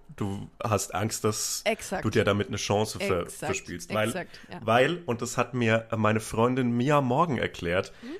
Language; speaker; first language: German; native; German